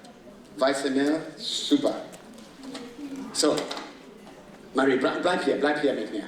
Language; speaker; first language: German; non-native, fluent; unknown